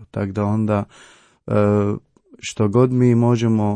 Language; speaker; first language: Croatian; non-native, learner; Arabic